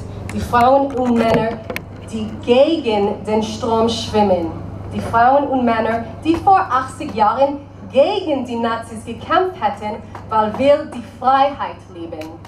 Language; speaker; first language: German; non-native, learner; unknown